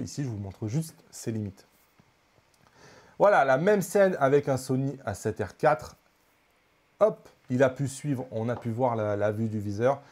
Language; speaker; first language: French; native; French